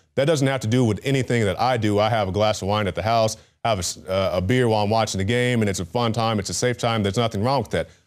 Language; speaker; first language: English; native; English